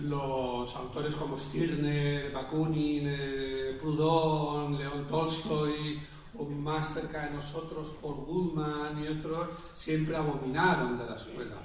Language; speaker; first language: Spanish; native; Spanish